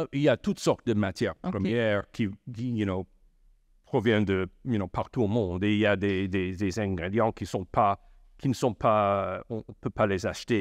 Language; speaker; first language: French; non-native, local second language; English